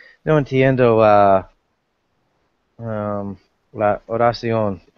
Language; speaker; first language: Spanish; non-native, learner; English